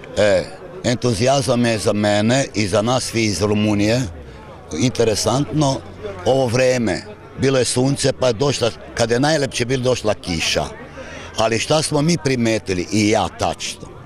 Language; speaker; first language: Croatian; early bilingual, heritage; Serbian